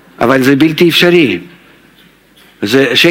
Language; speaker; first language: Hebrew; non-native, fluent; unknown